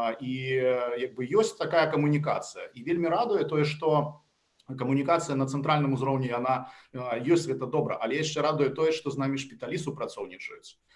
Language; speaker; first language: Belarusian; non-native, local second language; Russian